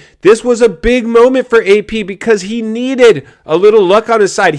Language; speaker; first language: English; native; English